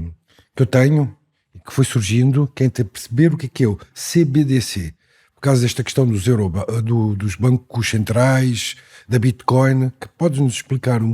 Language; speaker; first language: Portuguese; native; Portuguese